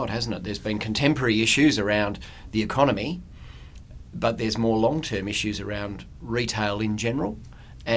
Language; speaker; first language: English; native; English